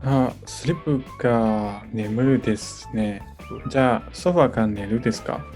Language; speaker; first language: Japanese; non-native, learner; Chinese